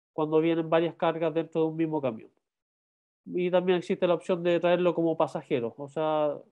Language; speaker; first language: Spanish; native; Spanish